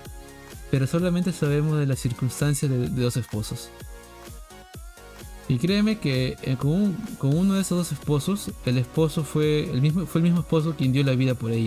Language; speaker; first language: Spanish; native; Spanish